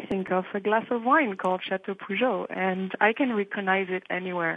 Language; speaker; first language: English; non-native, fluent; French